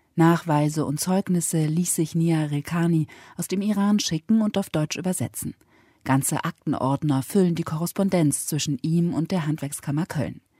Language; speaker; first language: German; native; German